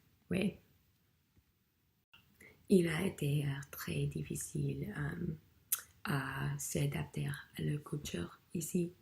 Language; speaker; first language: French; non-native, learner; English